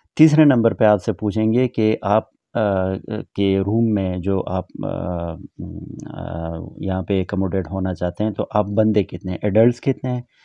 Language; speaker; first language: Urdu; non-native, local second language; Pashto